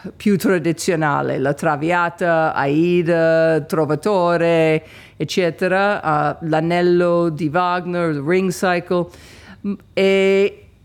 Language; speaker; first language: Italian; non-native, fluent; English